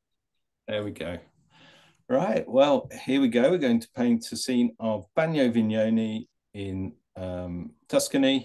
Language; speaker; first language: English; native; English